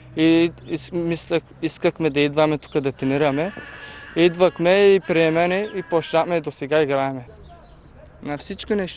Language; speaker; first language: Bulgarian; non-native, local second language; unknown